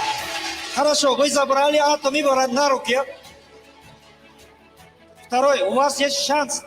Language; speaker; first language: Russian; non-native, learner; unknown